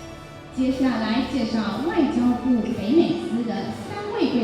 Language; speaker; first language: Chinese; native; Chinese